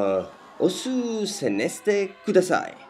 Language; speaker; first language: Japanese; non-native, learner; English